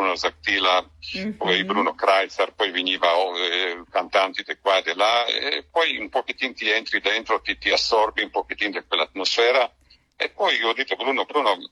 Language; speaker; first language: Italian; non-native, fluent; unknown